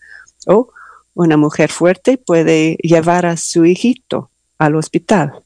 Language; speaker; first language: Spanish; non-native, learner; English